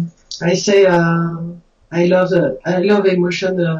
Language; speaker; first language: English; non-native, learner; French